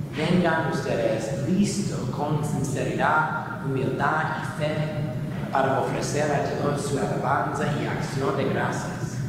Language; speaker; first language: Spanish; non-native, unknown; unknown